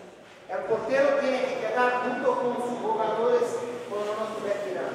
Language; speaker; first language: Spanish; non-native, fluent; Portuguese